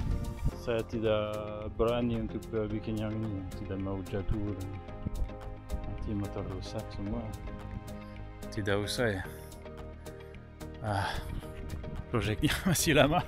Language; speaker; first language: Indonesian; non-native, fluent; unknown